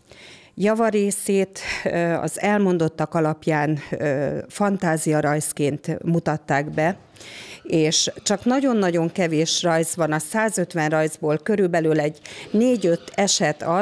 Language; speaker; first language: Hungarian; native; Hungarian